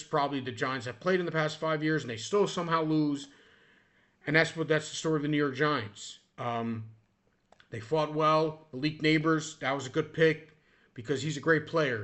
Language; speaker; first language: English; native; English